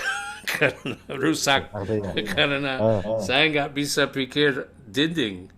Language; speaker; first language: Indonesian; non-native, fluent; English